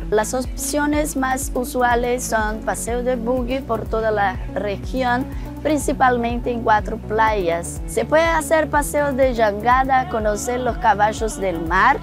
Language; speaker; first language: Spanish; non-native, fluent; Portuguese